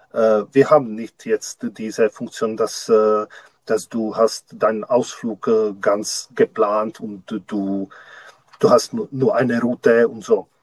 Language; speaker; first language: German; non-native, learner; Czech